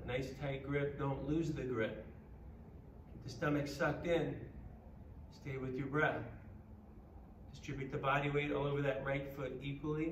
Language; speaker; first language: English; native; English